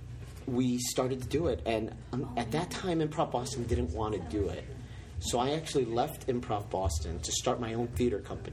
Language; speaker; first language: English; native; English